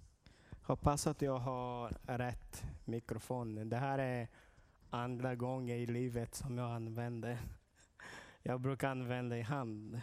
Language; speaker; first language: Swedish; non-native, learner; Portuguese